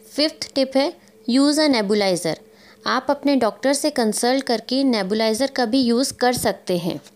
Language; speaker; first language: Hindi; native; Hindi